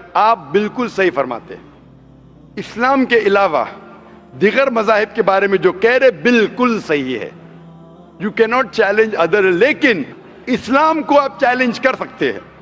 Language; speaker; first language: Hindi; non-native, local second language; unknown